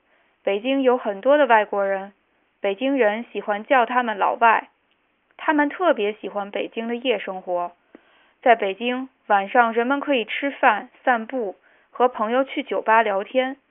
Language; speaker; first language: Chinese; non-native, learner; French